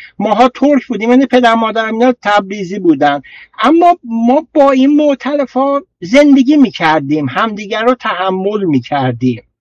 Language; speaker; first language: Persian; non-native, local second language; Azerbaijani